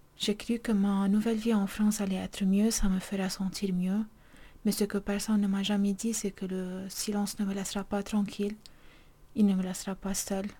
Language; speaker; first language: French; non-native, local second language; Arabic